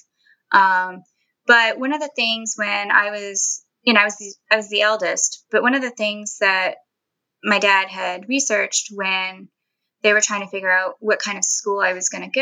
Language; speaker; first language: English; early bilingual, other home language; Spanish